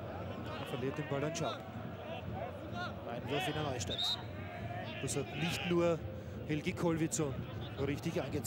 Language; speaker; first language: German; native; German